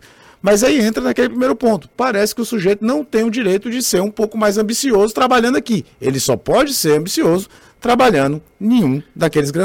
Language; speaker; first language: Portuguese; native; Portuguese